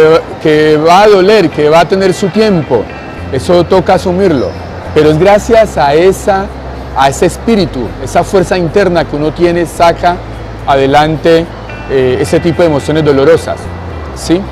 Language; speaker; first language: Spanish; native; Spanish